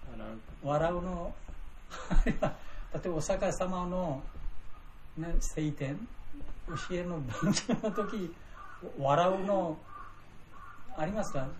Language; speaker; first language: Japanese; non-native, learner; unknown